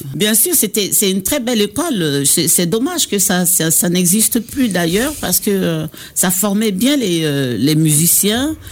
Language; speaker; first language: French; non-native, local second language; Baoulé